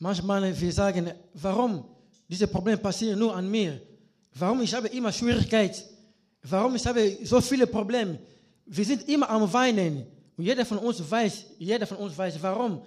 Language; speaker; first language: German; non-native, learner; Lingala